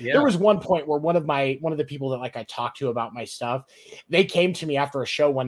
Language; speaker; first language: English; native; English